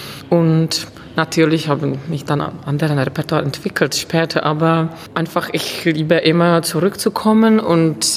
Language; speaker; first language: German; non-native, fluent; Czech